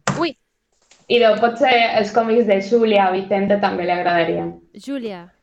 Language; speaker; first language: Catalan; non-native, local second language; Spanish